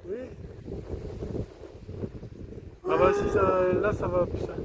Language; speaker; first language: French; native; French